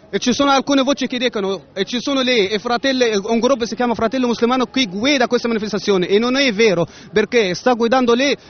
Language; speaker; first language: Italian; non-native, learner; Arabic